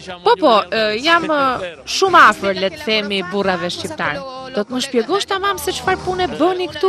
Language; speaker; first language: Albanian; native; Albanian